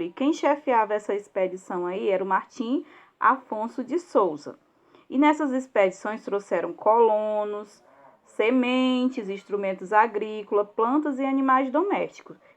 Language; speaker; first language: Portuguese; native; Portuguese